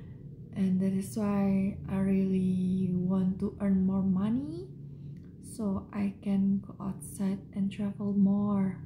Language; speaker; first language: English; non-native, learner; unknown